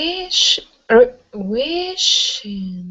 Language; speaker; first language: English; non-native, learner; Russian